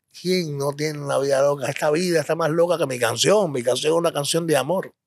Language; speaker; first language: Spanish; native; Spanish